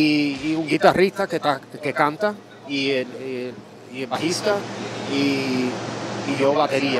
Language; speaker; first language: Spanish; early bilingual, heritage; Spanish